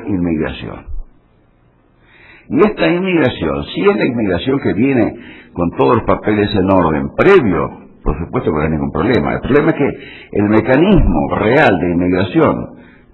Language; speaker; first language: Spanish; native; Spanish